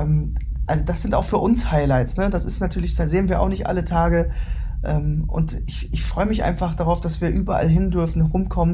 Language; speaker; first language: German; native; German